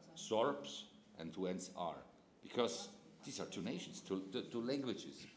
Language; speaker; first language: English; non-native, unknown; Polish